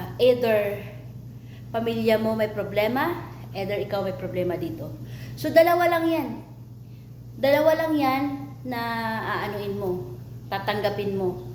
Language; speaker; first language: Filipino; non-native, local second language; Cebuano